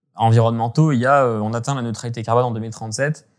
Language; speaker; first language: French; native; French